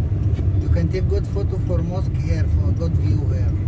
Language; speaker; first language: English; non-native, learner; Arabic